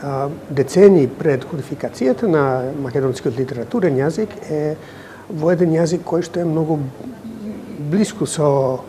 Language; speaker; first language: Macedonian; non-native, fluent; English